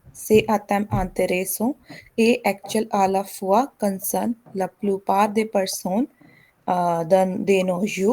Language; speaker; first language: French; non-native, learner; Hindi